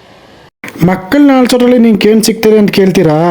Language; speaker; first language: Kannada; native; Kannada